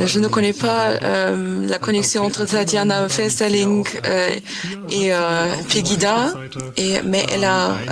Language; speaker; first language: French; non-native, fluent; German